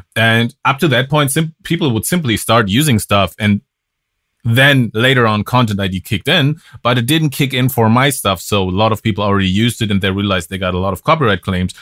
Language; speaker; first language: English; non-native, fluent; German